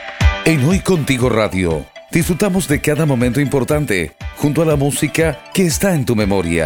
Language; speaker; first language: Spanish; native; Spanish